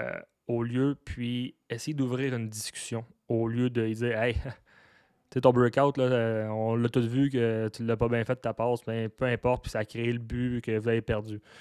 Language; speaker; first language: French; native; French